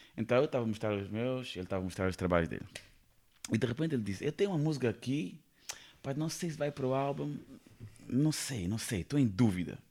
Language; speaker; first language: Portuguese; non-native, fluent; Kabuverdianu